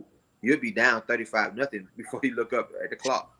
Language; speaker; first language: English; native; English